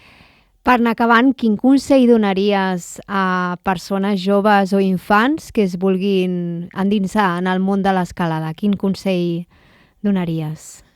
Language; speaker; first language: Catalan; native; Catalan